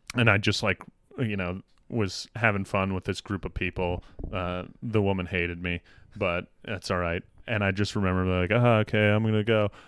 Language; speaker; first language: English; native; English